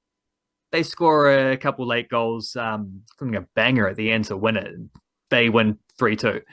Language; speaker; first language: English; native; English